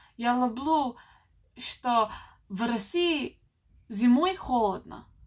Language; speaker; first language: Russian; non-native, learner; English